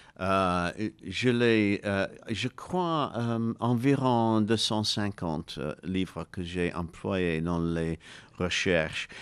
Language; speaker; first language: French; non-native, learner; English